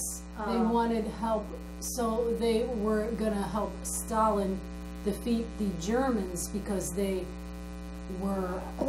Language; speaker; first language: English; early bilingual, heritage; Polish